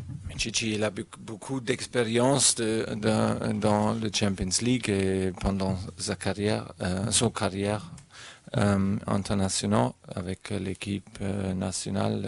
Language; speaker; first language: French; non-native, learner; German